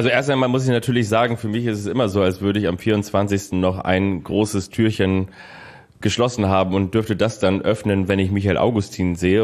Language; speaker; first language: German; native; German